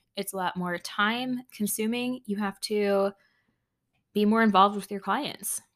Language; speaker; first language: English; native; English